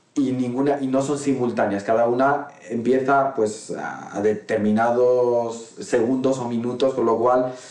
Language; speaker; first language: Spanish; non-native, fluent; Arabic